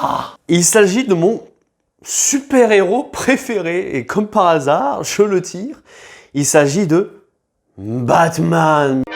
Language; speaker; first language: French; native; French